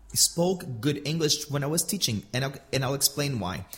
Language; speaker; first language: English; non-native, fluent; Portuguese